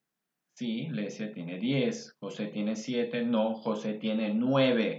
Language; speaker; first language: Spanish; non-native, fluent; English